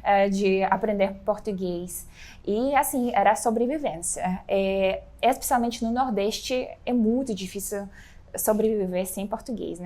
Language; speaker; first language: Portuguese; non-native, fluent; Russian